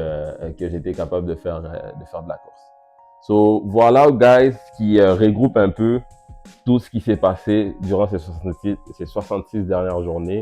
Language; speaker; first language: French; native; French